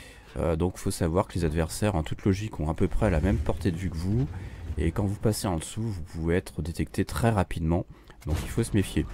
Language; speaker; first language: French; native; French